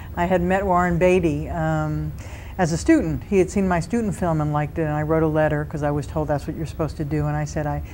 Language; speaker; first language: English; native; English